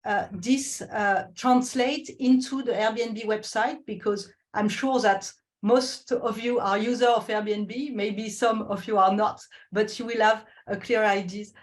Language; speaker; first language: English; non-native, fluent; French